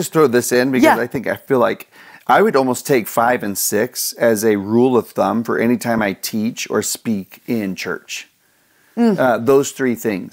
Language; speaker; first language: English; native; English